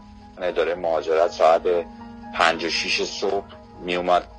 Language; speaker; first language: Persian; native; Persian